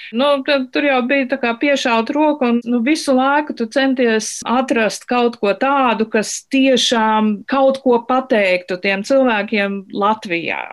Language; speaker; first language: Latvian; native; Latvian